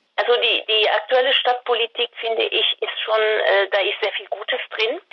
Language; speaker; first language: German; non-native, fluent; French